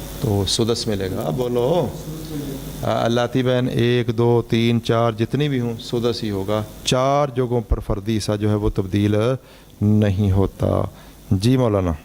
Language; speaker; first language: Urdu; non-native, local second language; Punjabi